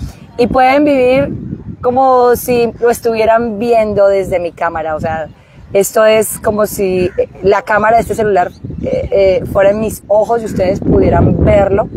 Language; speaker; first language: Spanish; native; Spanish